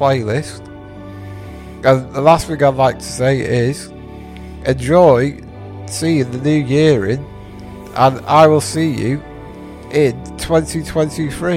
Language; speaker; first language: English; native; English